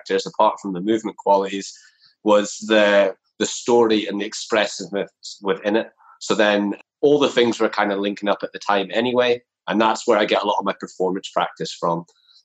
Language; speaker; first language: English; native; English